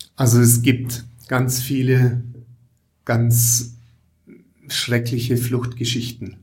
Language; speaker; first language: German; native; German